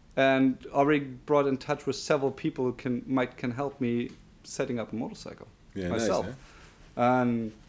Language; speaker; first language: English; non-native, fluent; German